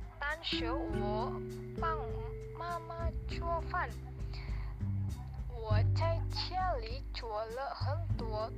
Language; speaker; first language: Chinese; non-native, learner; Indonesian